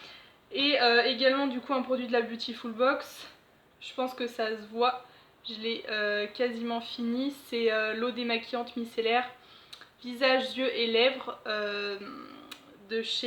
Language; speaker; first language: French; native; French